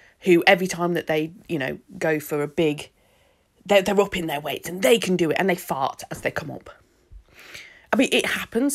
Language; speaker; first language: English; native; English